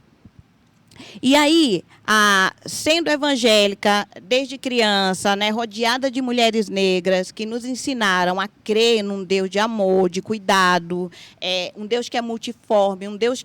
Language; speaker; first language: Portuguese; native; Portuguese